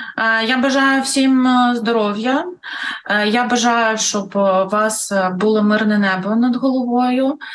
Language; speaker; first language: Ukrainian; non-native, local second language; Russian